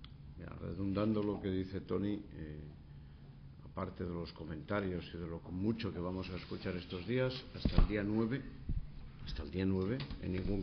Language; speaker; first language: Spanish; native; Spanish